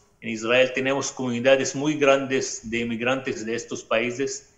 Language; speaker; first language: Spanish; non-native, fluent; Arabic